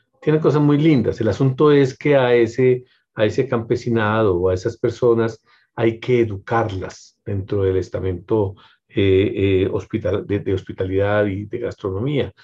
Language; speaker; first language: Spanish; native; Spanish